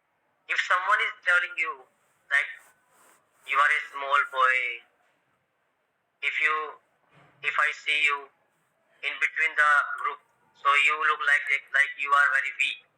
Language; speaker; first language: English; non-native, local second language; Hindi